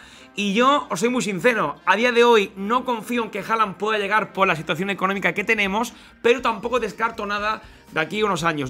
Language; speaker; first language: Spanish; native; Spanish